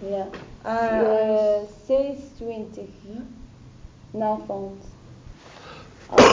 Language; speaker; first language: Dutch; non-native, learner; Arabic